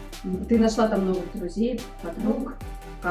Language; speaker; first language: Russian; native; Russian